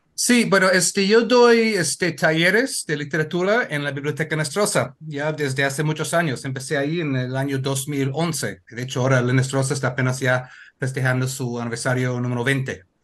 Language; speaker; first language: Spanish; non-native, fluent; English